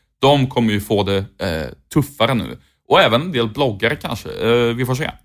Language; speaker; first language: Swedish; native; Swedish